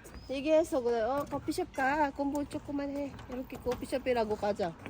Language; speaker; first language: Korean; non-native, learner; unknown